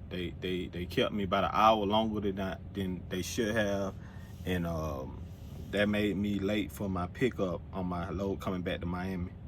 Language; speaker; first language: English; native; English